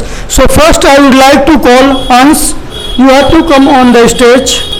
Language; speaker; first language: English; non-native, local second language; Hindi